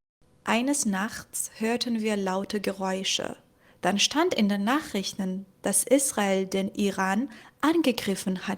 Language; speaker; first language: German; non-native, fluent; Persian